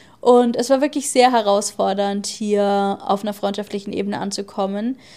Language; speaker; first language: German; native; German